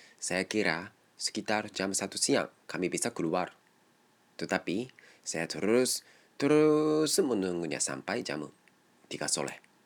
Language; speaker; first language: Indonesian; non-native, learner; Japanese